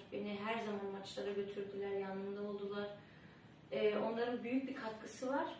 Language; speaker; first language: Turkish; early bilingual, heritage; Turkish